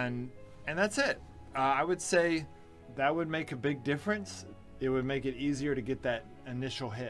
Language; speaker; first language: English; native; English